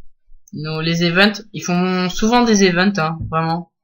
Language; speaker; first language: French; native; French